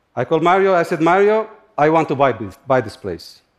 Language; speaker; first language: English; non-native, fluent; Turkish